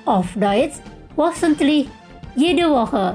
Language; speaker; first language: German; non-native, fluent; Indonesian